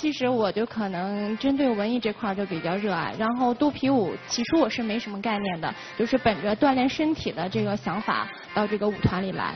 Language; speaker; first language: Chinese; native; Chinese